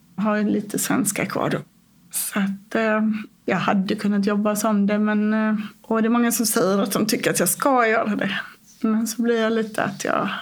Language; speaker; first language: Swedish; native; Swedish